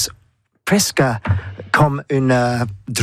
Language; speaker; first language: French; non-native, learner; English